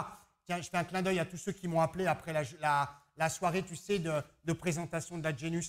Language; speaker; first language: French; native; French